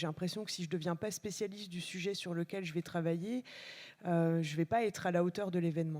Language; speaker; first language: French; native; French